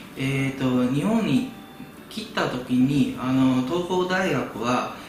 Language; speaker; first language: Japanese; non-native, fluent; Chinese